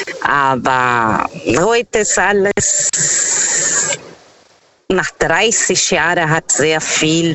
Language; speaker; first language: German; non-native, fluent; Portuguese